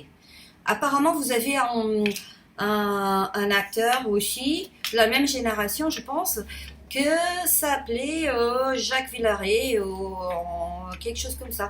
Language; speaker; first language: French; non-native, fluent; Portuguese